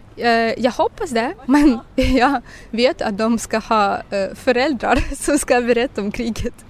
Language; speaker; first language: Swedish; non-native, fluent; Russian